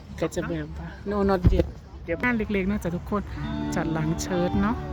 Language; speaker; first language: Thai; non-native, local second language; Northeastern Thai